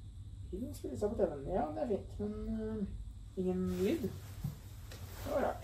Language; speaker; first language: Norwegian; native; Norwegian